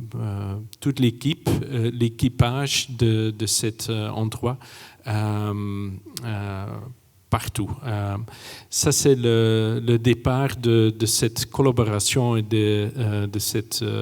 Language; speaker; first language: French; non-native, fluent; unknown